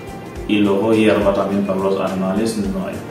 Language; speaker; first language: Spanish; non-native, learner; Wolof